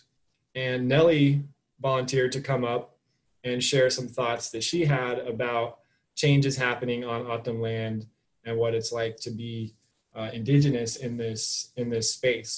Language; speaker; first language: English; native; English